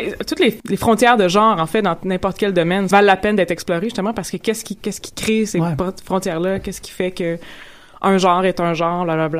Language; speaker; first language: French; native; French